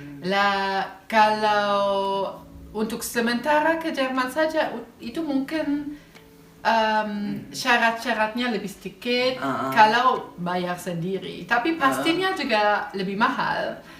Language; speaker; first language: Indonesian; non-native, fluent; German